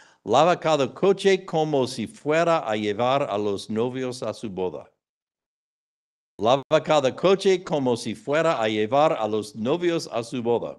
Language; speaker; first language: Spanish; non-native, learner; English